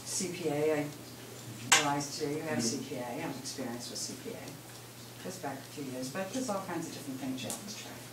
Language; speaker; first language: English; native; English